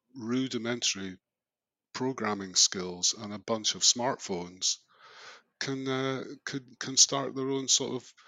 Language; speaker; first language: English; native; English